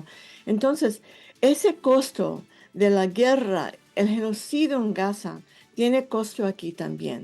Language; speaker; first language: Spanish; non-native, fluent; English